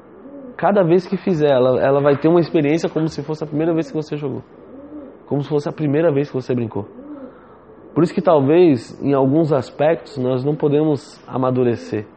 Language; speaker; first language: Portuguese; native; Portuguese